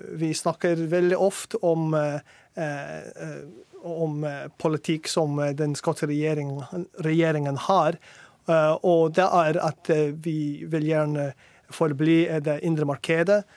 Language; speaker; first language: Norwegian; non-native, learner; English